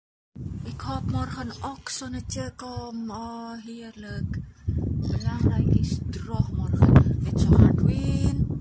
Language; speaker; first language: Dutch; non-native, learner; Indonesian